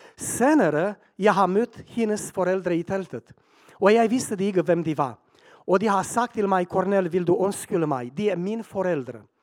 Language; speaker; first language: Swedish; non-native, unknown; Romanian